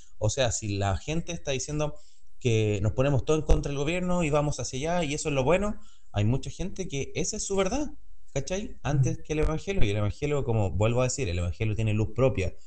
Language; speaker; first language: Spanish; native; Spanish